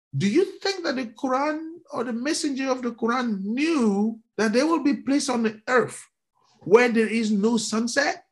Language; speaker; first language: English; non-native, fluent; French